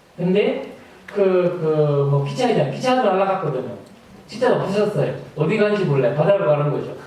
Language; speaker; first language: Korean; non-native, fluent; Sinhala